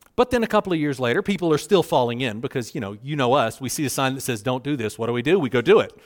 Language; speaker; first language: English; native; English